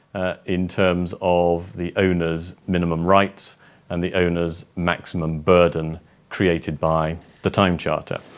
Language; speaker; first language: English; native; English